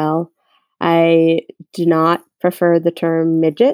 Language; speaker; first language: English; native; English